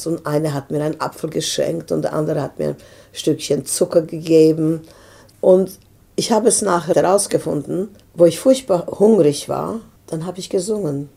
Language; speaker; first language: German; non-native, fluent; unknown